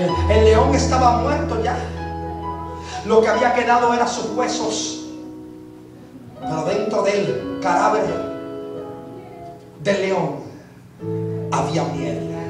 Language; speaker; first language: Spanish; early bilingual, heritage; Spanish